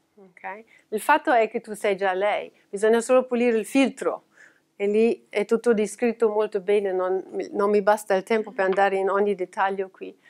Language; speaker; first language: Italian; non-native, fluent; German